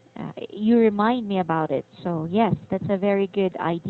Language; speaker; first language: English; non-native, fluent; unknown